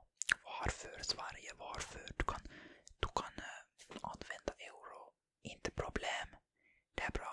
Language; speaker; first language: Swedish; non-native, learner; Finnish